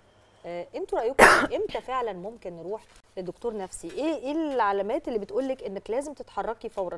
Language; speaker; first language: Arabic; native; Arabic